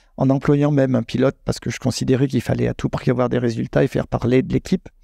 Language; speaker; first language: French; native; French